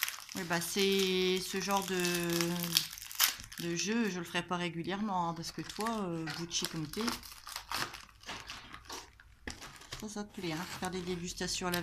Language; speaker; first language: French; native; French